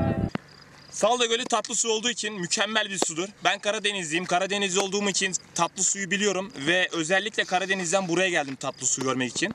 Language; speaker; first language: Turkish; native; Turkish